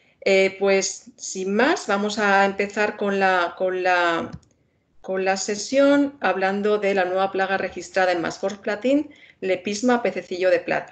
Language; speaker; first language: Spanish; native; Spanish